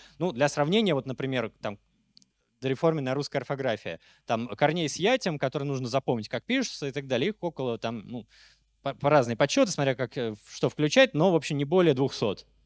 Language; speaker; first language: Russian; native; Russian